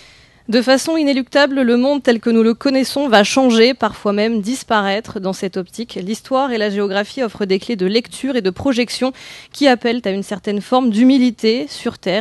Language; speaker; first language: French; native; French